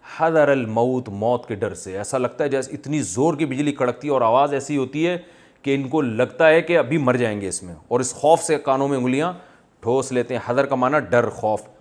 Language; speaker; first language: Urdu; native; Urdu